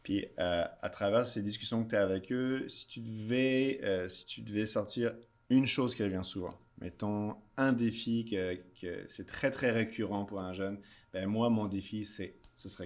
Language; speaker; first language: French; native; French